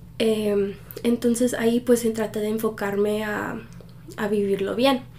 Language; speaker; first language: Spanish; early bilingual, heritage; Spanish